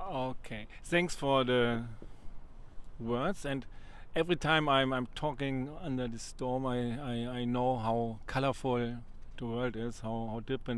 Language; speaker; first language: English; non-native, learner; German